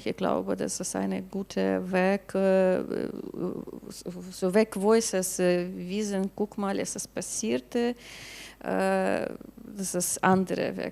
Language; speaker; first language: German; non-native, learner; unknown